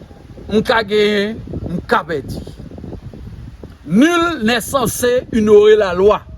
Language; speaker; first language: French; non-native, local second language; Haitian Creole